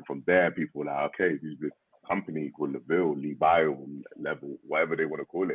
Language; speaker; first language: English; native; English